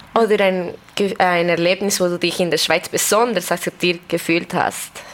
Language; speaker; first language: German; native; German